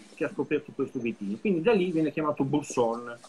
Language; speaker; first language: Italian; native; Italian